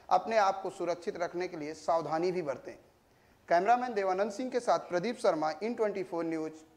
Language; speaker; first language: Hindi; native; Hindi